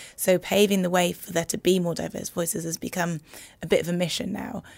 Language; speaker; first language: English; native; English